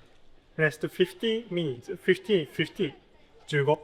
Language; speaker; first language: English; non-native, learner; Japanese